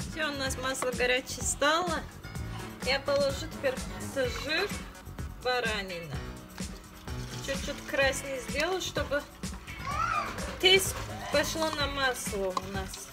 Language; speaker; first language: Russian; non-native, learner; Tajik